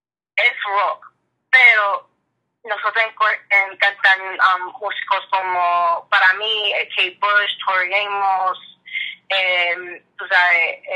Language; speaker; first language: Spanish; early bilingual, heritage; English